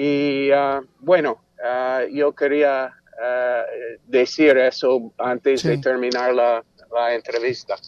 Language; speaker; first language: Spanish; non-native, fluent; English